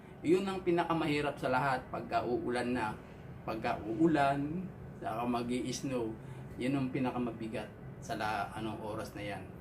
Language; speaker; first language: Filipino; native; Filipino